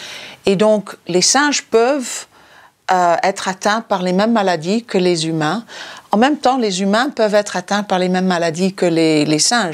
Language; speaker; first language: French; non-native, fluent; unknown